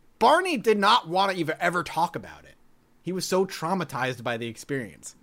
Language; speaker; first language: English; native; English